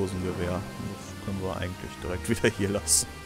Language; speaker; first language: German; native; German